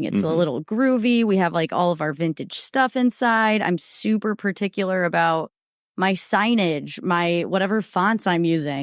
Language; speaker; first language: English; native; English